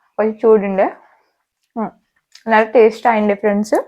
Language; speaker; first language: Malayalam; non-native, local second language; Hindi